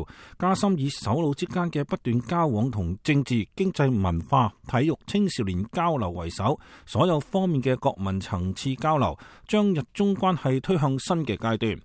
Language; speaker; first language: Chinese; native; Chinese